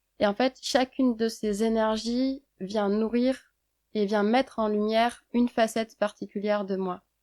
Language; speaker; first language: French; native; French